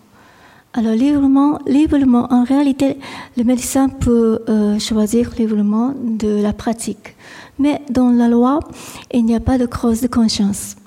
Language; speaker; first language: French; non-native, fluent; Japanese